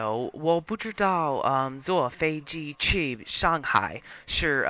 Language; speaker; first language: Chinese; non-native, learner; English